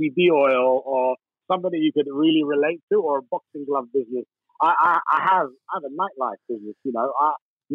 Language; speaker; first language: English; native; English